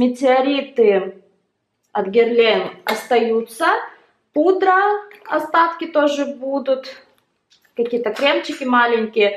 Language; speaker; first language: Russian; native; Russian